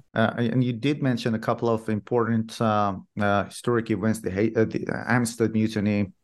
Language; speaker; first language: English; non-native, fluent; Persian